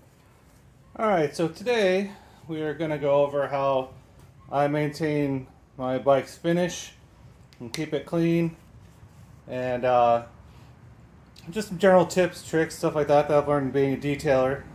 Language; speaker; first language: English; native; English